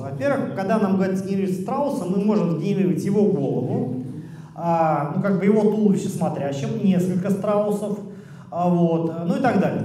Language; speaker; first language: Russian; native; Russian